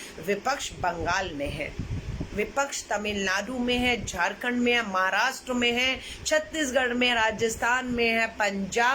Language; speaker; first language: Hindi; native; Hindi